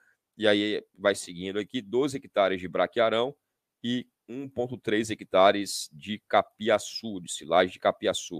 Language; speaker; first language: Portuguese; native; Portuguese